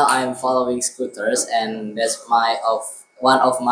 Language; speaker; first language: English; non-native, learner; Indonesian